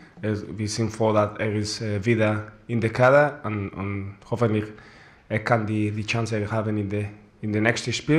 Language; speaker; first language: German; non-native, fluent; Spanish